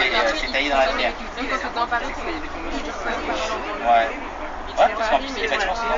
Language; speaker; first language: French; native; French